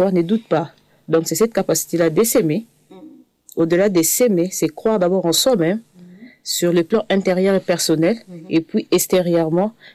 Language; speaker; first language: French; non-native, local second language; Lingala